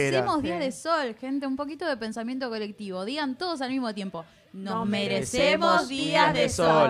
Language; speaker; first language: Spanish; native; Spanish